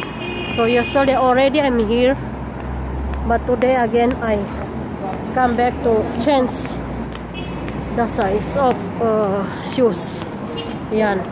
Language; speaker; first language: English; non-native, local second language; Filipino